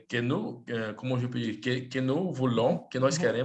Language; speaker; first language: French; non-native, learner; Portuguese